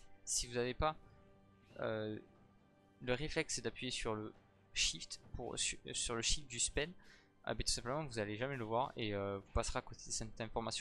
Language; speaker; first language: French; native; French